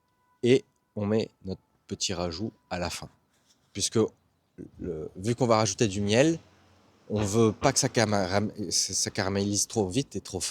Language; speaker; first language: French; native; French